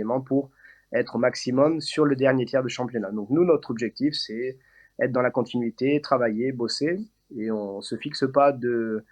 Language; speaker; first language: French; native; French